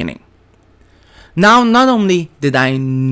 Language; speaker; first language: English; non-native, fluent; French